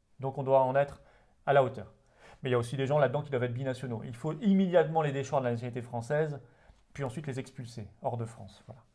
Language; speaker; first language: French; native; French